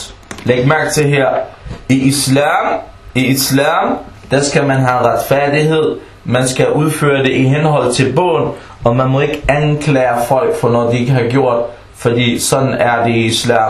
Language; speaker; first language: Danish; early bilingual, other home language; Arabic